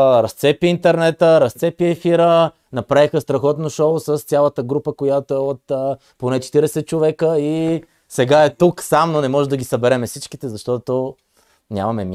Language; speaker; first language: Bulgarian; native; Bulgarian